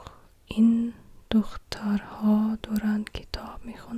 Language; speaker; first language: Persian; non-native, learner; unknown